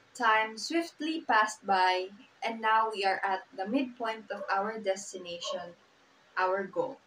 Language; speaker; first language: English; non-native, local second language; Cebuano